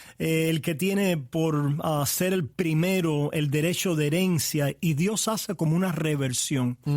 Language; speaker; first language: Spanish; native; Spanish